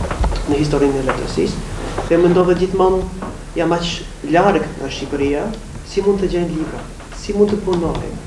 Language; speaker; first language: Albanian; non-native, fluent; English